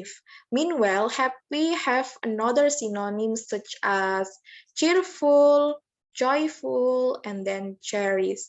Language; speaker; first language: English; non-native, learner; Indonesian